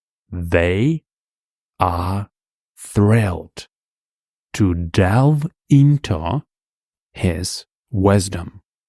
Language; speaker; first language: English; non-native, fluent; Ukrainian